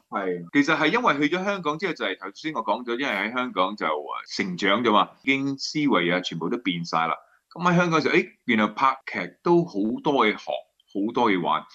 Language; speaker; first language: Cantonese; native; Cantonese